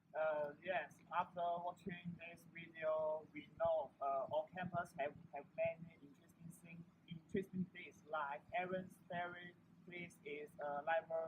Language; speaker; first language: English; non-native, learner; Chinese